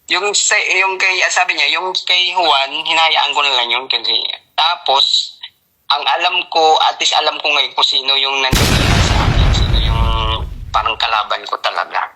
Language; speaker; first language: Filipino; non-native, local second language; Hiligaynon